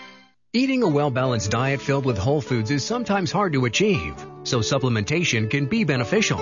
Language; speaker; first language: English; native; English